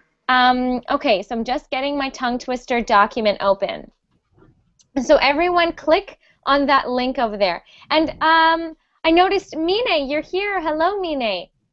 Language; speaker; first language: English; native; English